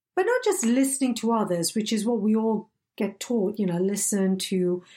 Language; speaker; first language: English; native; English